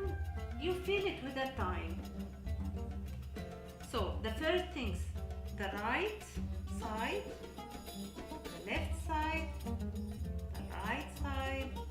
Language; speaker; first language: English; non-native, learner; Arabic